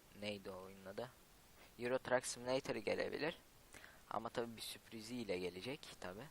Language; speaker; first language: Turkish; native; Turkish